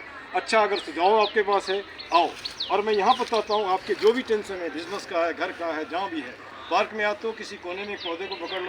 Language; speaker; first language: Hindi; native; Hindi